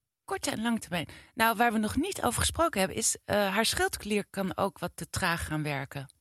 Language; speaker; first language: Dutch; native; Dutch